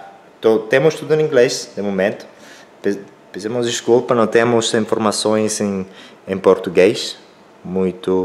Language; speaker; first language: Portuguese; non-native, learner; Spanish